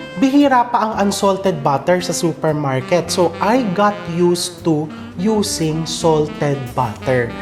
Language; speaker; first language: Filipino; native; Filipino